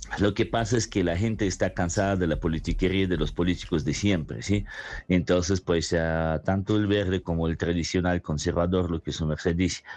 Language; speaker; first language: Spanish; non-native, fluent; Russian